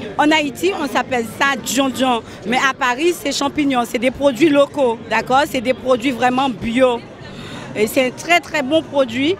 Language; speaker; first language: French; non-native, local second language; Haitian Creole